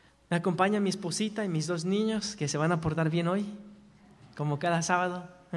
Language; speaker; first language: Spanish; native; Spanish